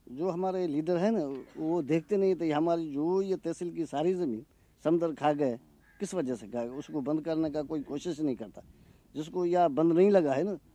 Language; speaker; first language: Urdu; non-native, local second language; Sindhi